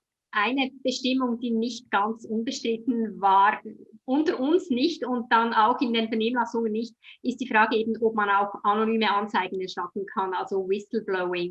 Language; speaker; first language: German; native; German